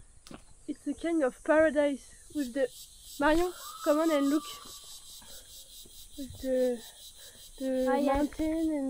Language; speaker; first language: English; non-native, learner; French